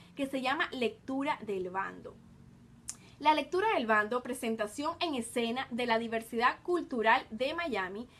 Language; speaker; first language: Spanish; native; Spanish